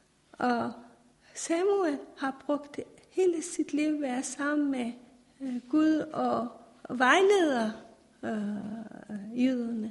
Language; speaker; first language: Danish; non-native, fluent; Persian